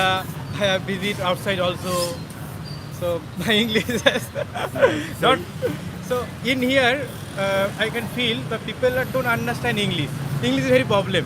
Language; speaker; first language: English; non-native, learner; Hindi